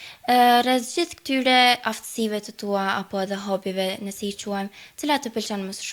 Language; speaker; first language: Albanian; native; Albanian